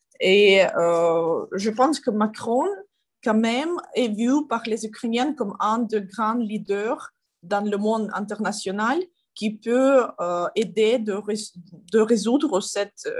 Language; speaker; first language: French; non-native, learner; Ukrainian